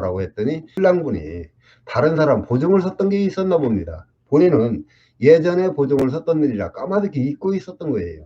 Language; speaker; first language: Korean; native; Korean